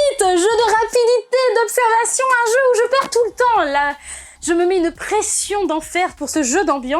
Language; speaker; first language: French; native; French